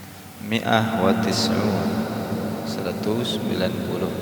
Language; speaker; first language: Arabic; non-native, fluent; Indonesian